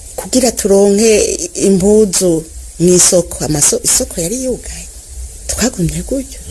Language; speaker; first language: Rundi; early bilingual, other home language; Kinyarwanda